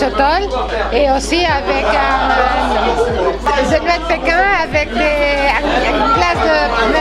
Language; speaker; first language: French; non-native, fluent; Spanish